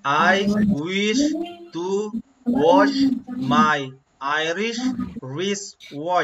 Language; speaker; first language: English; non-native, learner; Indonesian